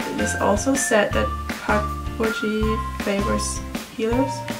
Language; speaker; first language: English; non-native, fluent; German